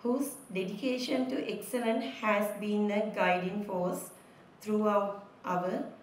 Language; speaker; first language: English; non-native, local second language; Sinhala